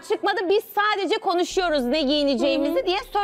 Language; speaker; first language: Turkish; native; Turkish